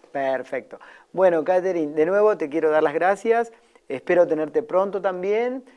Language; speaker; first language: Spanish; native; Spanish